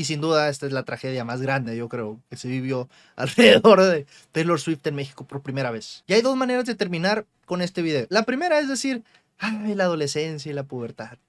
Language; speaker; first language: Spanish; native; Spanish